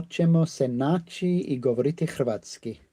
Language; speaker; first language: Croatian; non-native, learner; English